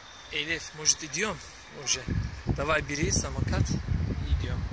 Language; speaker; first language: Russian; non-native, learner; Turkish